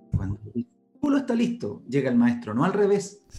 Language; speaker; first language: Spanish; native; Spanish